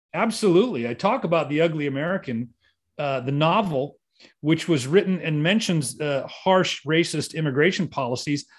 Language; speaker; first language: English; native; English